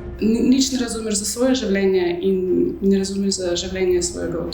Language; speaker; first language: Slovenian; non-native, learner; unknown